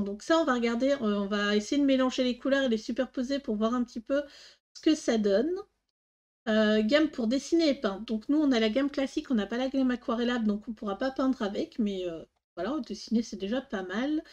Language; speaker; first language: French; native; French